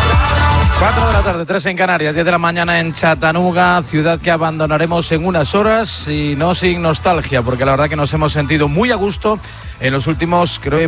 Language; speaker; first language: Spanish; native; Spanish